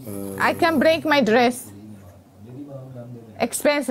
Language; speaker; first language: English; non-native, learner; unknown